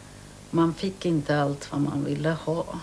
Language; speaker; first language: Swedish; early bilingual, other home language; Finnish